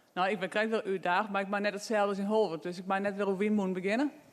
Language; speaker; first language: Dutch; non-native, local second language; Western Frisian